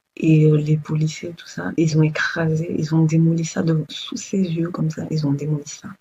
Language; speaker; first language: French; early bilingual, other home language; Lingala